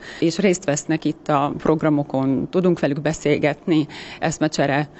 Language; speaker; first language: Hungarian; non-native, fluent; Finnish